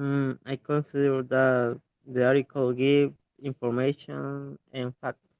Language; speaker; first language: English; non-native, learner; Spanish